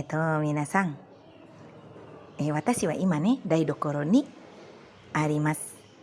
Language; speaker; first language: Japanese; non-native, learner; Indonesian